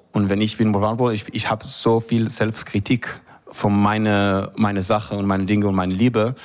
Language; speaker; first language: German; non-native, learner; Hebrew